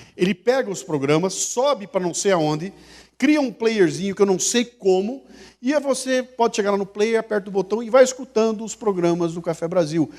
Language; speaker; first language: Portuguese; native; Portuguese